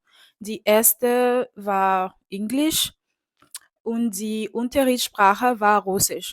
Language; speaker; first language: German; non-native, fluent; Fon